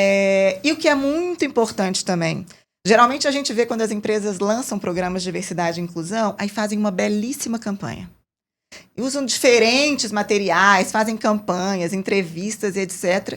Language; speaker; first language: Portuguese; native; Portuguese